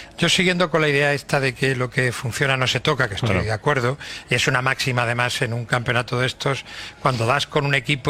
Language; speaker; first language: Spanish; native; Spanish